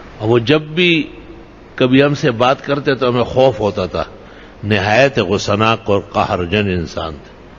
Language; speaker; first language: Urdu; non-native, local second language; Pashto